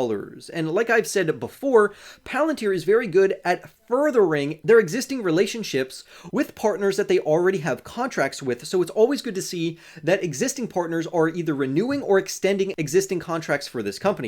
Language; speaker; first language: English; native; English